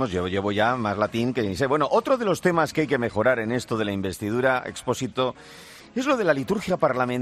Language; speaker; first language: Spanish; native; Spanish